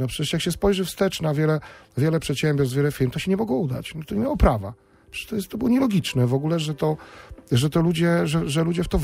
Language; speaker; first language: Polish; native; Polish